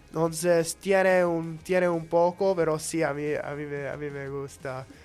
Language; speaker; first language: Spanish; non-native, learner; English